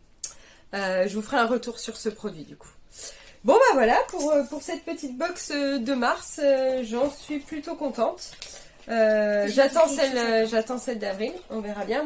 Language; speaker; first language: French; native; French